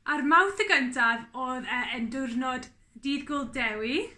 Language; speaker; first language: Welsh; non-native, local second language; English